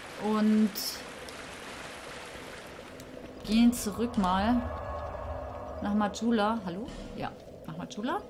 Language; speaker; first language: German; native; German